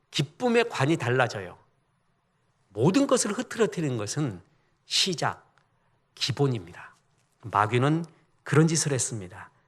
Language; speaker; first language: Korean; native; Korean